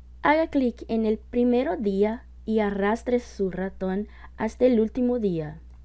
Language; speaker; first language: Spanish; non-native, fluent; Portuguese